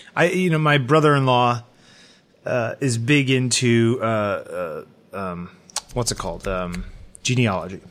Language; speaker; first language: English; early bilingual, other home language; Ukrainian